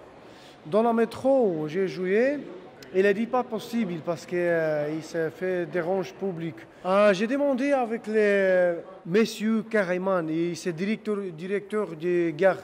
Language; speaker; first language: French; non-native, learner; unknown